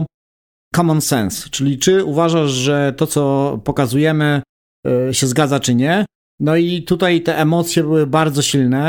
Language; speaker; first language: Polish; native; Polish